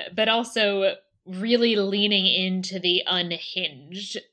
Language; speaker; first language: English; native; English